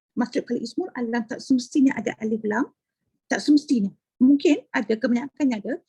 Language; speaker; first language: Malay; native; Malay